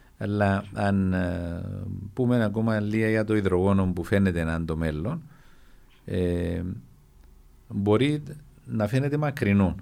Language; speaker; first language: Greek; native; Greek